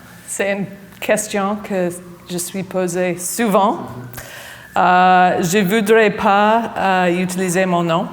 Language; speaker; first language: French; non-native, fluent; English